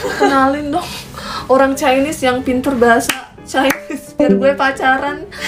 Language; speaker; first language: Indonesian; early bilingual, other home language; Korean